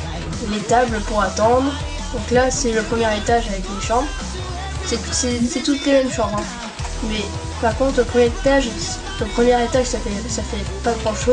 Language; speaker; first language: French; native; French